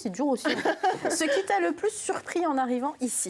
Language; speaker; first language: French; native; French